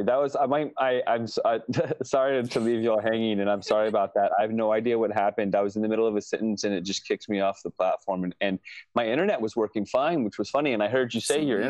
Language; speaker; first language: English; native; English